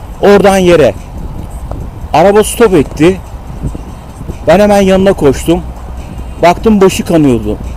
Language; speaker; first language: Turkish; native; Turkish